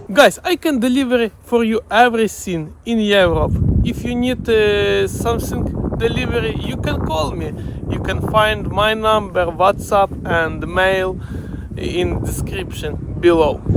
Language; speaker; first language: English; non-native, learner; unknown